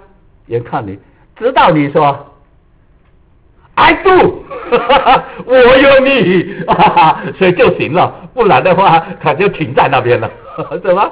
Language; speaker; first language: Chinese; native; Chinese